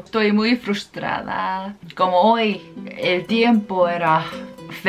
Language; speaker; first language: Spanish; non-native, fluent; Korean